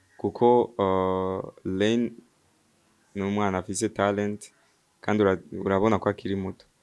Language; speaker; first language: Rundi; early bilingual, heritage; Rundi